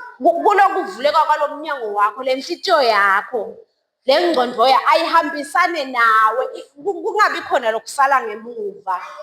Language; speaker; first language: Zulu; non-native, local second language; Swati